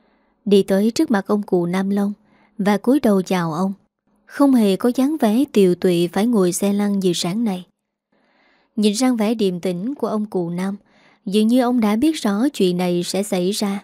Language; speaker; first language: Vietnamese; native; Vietnamese